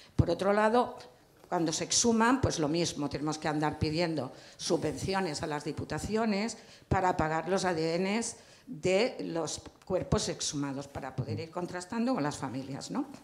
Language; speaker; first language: Spanish; native; Spanish